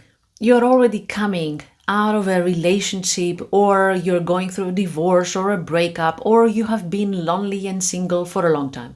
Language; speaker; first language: English; non-native, fluent; Greek